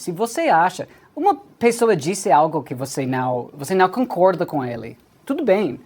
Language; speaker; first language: Portuguese; non-native, fluent; English